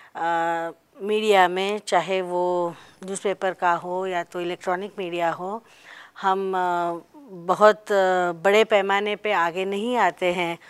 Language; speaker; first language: Hindi; non-native, local second language; Marathi